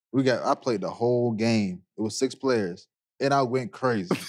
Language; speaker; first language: English; native; English